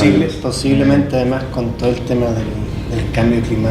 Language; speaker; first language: Spanish; native; Spanish